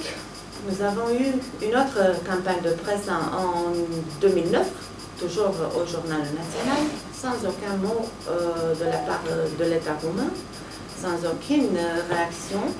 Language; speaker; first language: French; non-native, fluent; Romanian